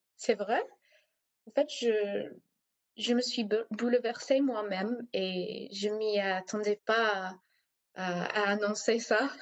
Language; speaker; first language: French; non-native, fluent; English